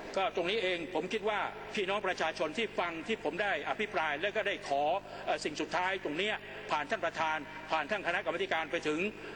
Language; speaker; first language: Thai; non-native, local second language; Pattani Malay